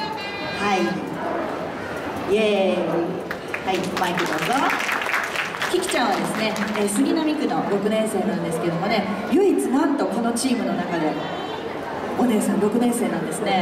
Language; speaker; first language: Japanese; native; Japanese